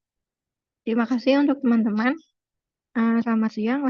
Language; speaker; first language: Indonesian; native; Indonesian